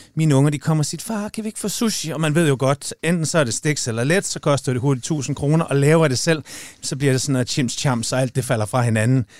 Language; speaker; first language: Danish; native; Danish